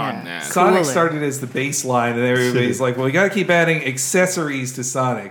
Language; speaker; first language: English; native; English